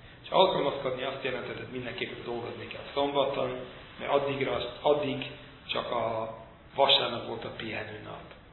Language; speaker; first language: Hungarian; non-native, fluent; English